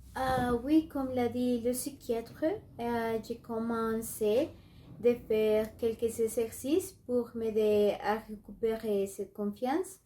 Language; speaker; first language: French; non-native, learner; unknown